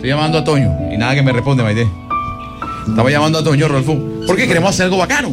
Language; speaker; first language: Spanish; native; Spanish